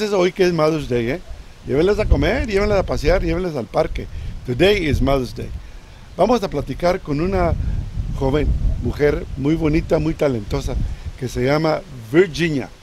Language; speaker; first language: Spanish; early bilingual, heritage; Spanish